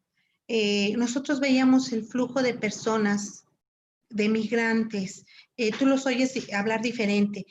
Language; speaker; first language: Spanish; native; Spanish